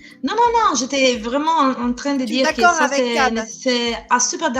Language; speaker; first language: French; non-native, fluent; Italian